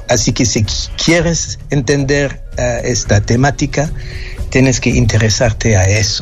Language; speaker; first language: Spanish; non-native, fluent; French